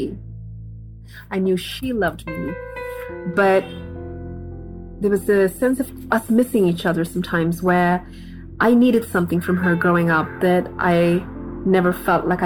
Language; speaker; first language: English; non-native, local second language; Tamil